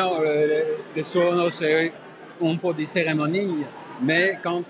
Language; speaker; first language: Italian; non-native, learner; French